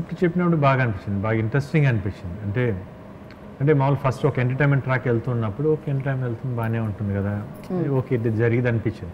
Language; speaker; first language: Telugu; native; Telugu